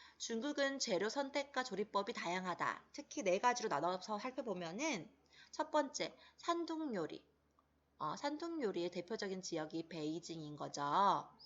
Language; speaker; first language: Korean; native; Korean